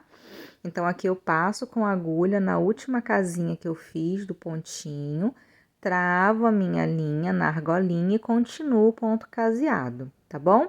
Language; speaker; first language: Portuguese; native; Portuguese